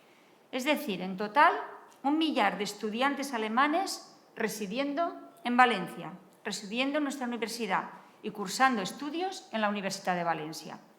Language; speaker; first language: Spanish; native; Spanish